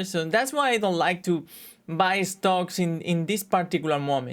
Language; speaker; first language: English; non-native, fluent; Spanish